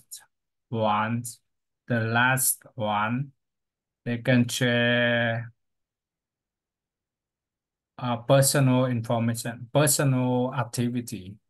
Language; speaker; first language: English; non-native, learner; Vietnamese